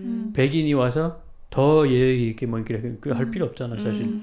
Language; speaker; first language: Korean; non-native, fluent; French